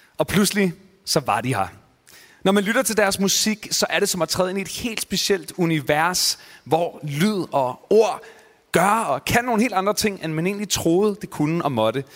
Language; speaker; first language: Danish; native; Danish